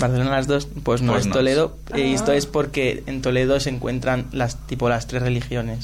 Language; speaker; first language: Spanish; native; Spanish